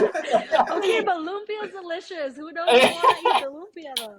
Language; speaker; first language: English; early bilingual, other home language; Spanish